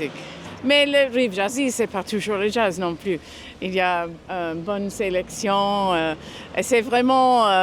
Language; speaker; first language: French; non-native, fluent; English